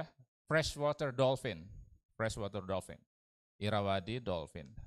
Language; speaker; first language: English; non-native, learner; Indonesian